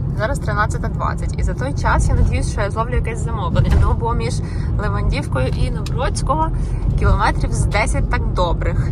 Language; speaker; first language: Ukrainian; non-native, local second language; Russian